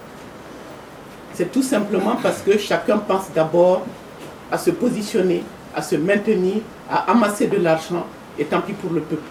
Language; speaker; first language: French; non-native, local second language; Bambara